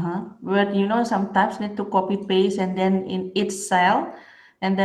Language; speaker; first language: English; non-native, learner; Indonesian